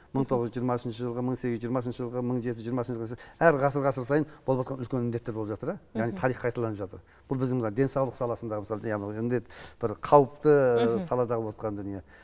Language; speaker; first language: Kazakh; native; Kazakh